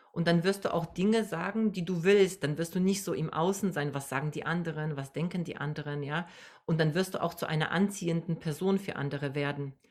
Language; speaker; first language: German; non-native, fluent; Polish